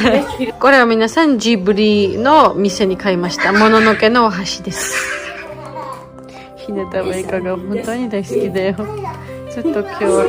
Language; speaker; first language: Japanese; non-native, learner; Georgian